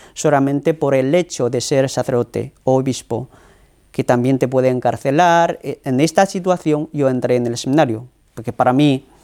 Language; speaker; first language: Spanish; non-native, fluent; Chinese